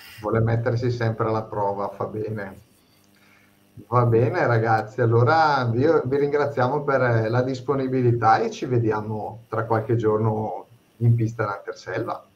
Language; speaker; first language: Italian; native; Italian